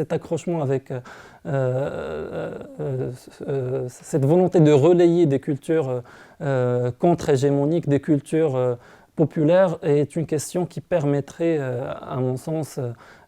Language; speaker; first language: French; non-native, local second language; Arabic